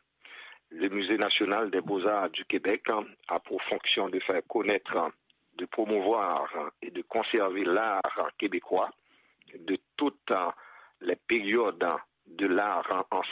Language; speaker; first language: French; non-native, local second language; Haitian Creole